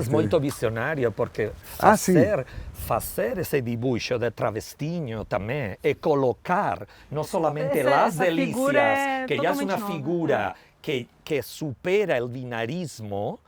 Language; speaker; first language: Portuguese; non-native, learner; Spanish